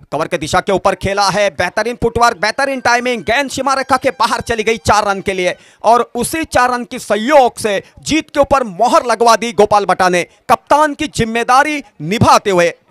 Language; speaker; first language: Hindi; non-native, local second language; Marathi